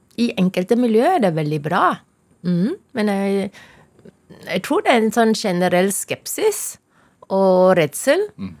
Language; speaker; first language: Norwegian; non-native, fluent; Chinese